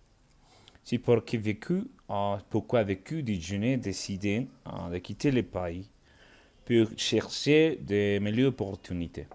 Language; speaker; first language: French; non-native, learner; Spanish